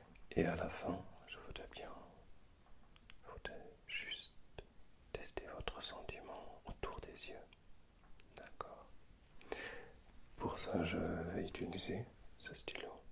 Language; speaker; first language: French; non-native, learner; German